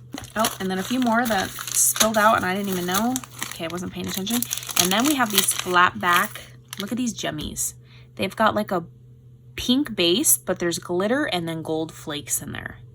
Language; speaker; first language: English; native; English